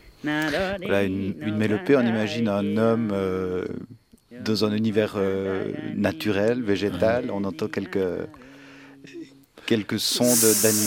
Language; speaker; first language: French; native; French